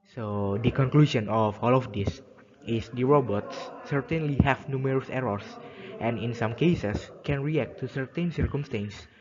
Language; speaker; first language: English; non-native, learner; Indonesian